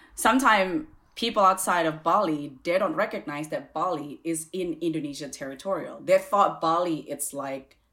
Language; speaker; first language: English; non-native, fluent; Indonesian